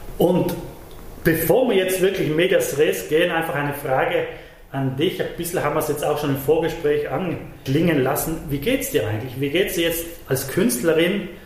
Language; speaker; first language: German; native; German